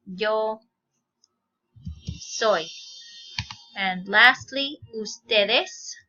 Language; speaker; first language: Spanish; non-native, fluent; English